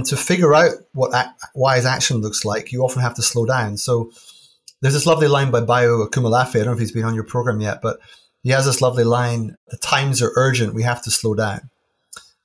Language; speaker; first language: English; native; English